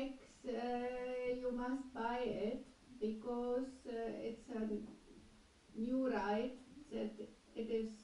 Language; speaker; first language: English; non-native, learner; German